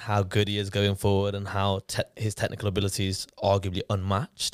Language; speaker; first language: English; native; English